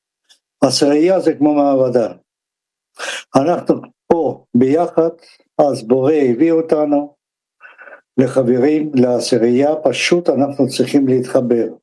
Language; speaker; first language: Hebrew; non-native, fluent; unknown